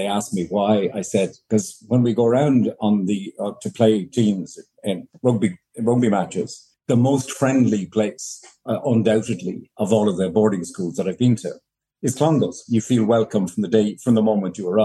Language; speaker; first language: English; native; English